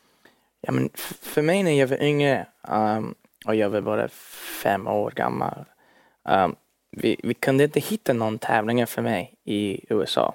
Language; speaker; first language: Swedish; early bilingual, heritage; English